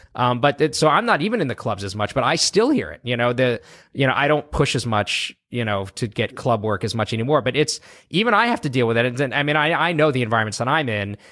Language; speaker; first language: English; native; English